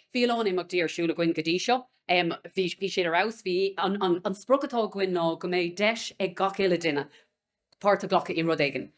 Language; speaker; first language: Irish; non-native, local second language; English